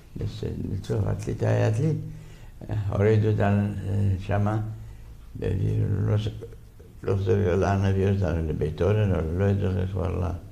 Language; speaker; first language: Hebrew; non-native, fluent; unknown